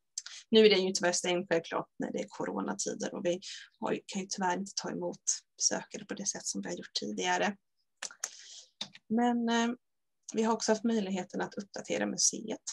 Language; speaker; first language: Swedish; native; Swedish